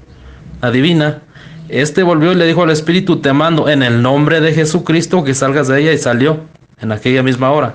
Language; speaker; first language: Spanish; native; Spanish